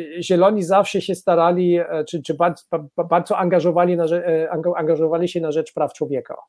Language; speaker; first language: Polish; non-native, fluent; German